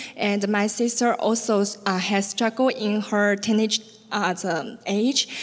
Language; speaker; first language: English; non-native, learner; Chinese